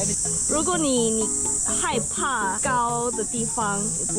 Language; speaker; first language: Chinese; early bilingual, heritage; English